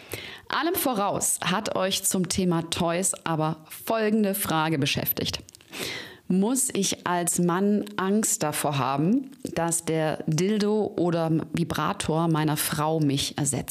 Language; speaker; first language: German; native; German